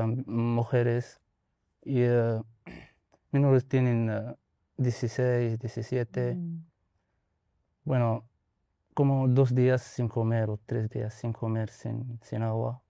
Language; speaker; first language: Spanish; non-native, learner; Arabic